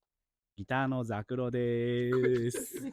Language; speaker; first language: Japanese; native; Japanese